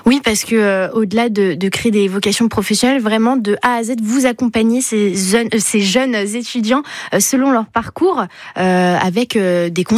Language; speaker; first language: French; native; French